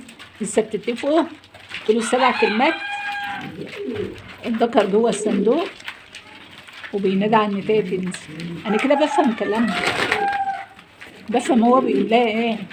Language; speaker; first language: Arabic; native; Arabic